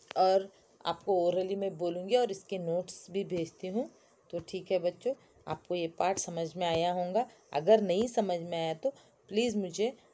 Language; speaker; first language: Hindi; non-native, local second language; Kannada